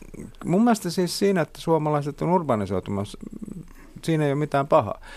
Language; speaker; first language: Finnish; non-native, local second language; Swedish